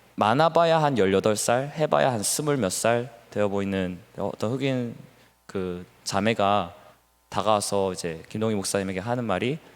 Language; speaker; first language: Korean; native; Korean